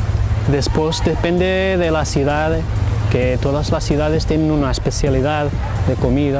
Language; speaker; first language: Spanish; non-native, fluent; Portuguese